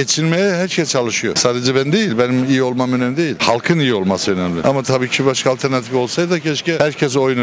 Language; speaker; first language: Turkish; native; Turkish